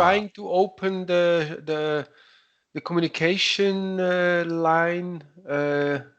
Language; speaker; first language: English; non-native, learner; Italian